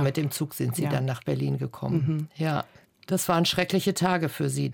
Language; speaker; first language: German; native; German